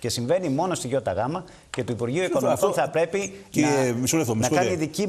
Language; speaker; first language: Greek; native; Greek